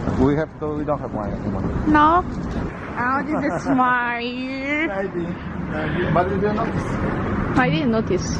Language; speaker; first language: English; non-native, learner; Korean